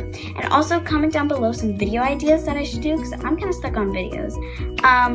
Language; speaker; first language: English; native; English